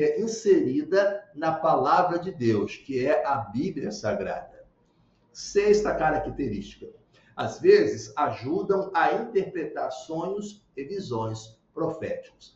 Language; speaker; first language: Portuguese; native; Portuguese